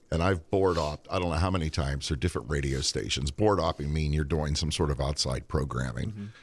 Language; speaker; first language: English; native; English